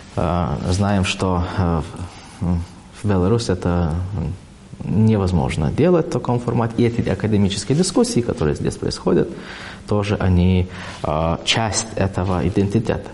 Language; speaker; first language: Russian; non-native, fluent; Lithuanian